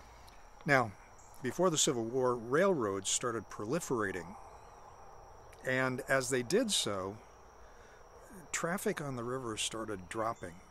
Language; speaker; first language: English; native; English